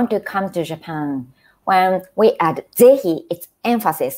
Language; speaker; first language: English; non-native, fluent; Japanese